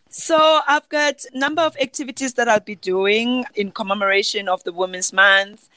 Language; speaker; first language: English; non-native, local second language; Southern Sotho